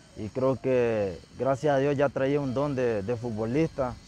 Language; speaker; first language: Spanish; native; Spanish